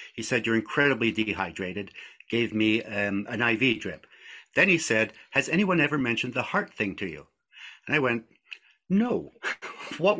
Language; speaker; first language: English; native; English